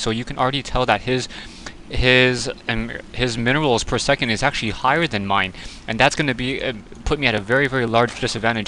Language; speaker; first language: English; native; English